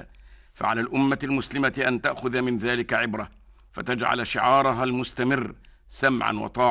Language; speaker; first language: Arabic; native; Arabic